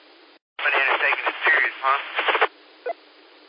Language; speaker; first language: English; native; English